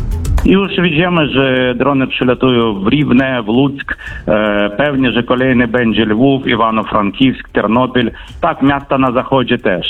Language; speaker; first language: Polish; non-native, fluent; Ukrainian